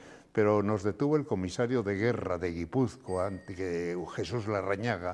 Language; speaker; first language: Spanish; native; Spanish